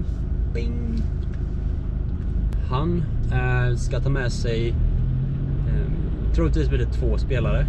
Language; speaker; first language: Swedish; native; Swedish